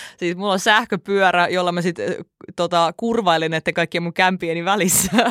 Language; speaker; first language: Finnish; early bilingual, other home language; Russian